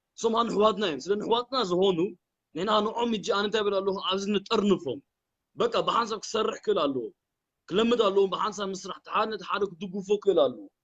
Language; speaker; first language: Tigrinya; early bilingual, heritage; Tigrinya